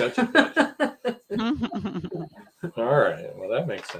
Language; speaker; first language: English; native; English